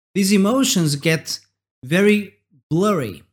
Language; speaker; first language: English; non-native, fluent; Portuguese